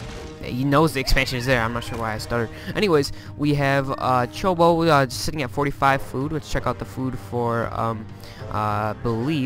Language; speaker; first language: English; native; English